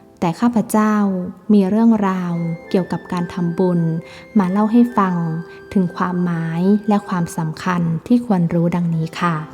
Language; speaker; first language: Thai; native; Thai